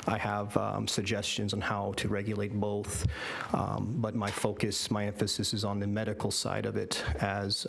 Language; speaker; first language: English; native; English